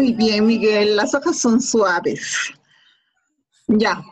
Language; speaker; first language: Spanish; native; Spanish